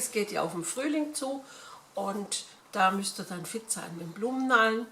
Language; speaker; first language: German; native; German